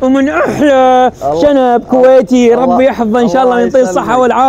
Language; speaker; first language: Arabic; native; Arabic